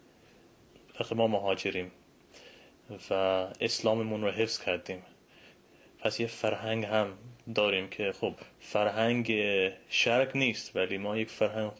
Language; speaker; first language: Persian; early bilingual, heritage; Persian